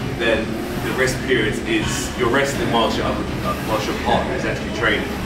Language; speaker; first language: English; native; English